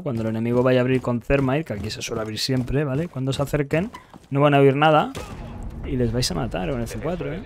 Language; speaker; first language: Spanish; native; Spanish